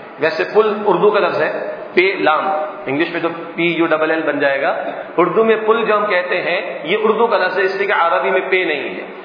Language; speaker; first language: Urdu; native; Urdu